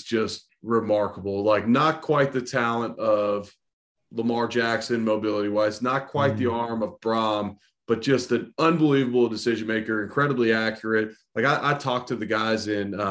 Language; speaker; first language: English; native; English